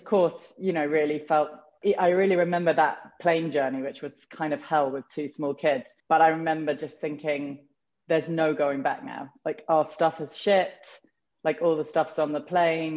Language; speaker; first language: English; native; English